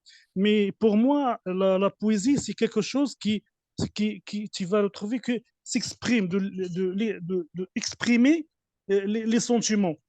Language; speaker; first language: French; non-native, learner; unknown